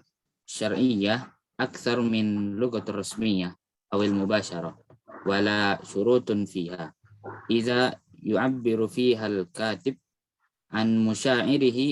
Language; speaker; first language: Arabic; non-native, learner; Indonesian